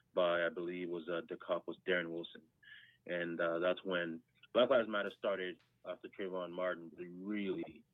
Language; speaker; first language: English; early bilingual, other home language; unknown